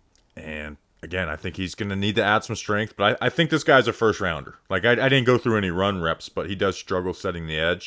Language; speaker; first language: English; native; English